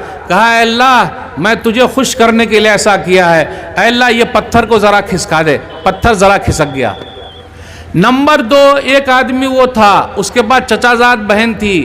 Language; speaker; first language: Hindi; native; Hindi